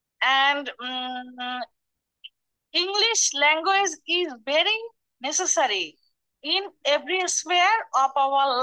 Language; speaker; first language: English; non-native, learner; Bangla